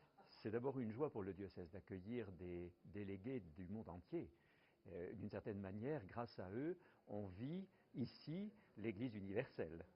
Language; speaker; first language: French; native; French